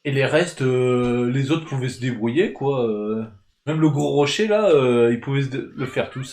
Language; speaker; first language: French; native; French